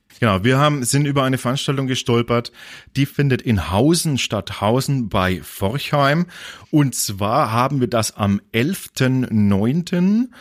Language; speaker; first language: German; native; German